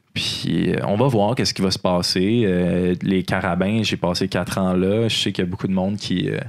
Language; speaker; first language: French; native; French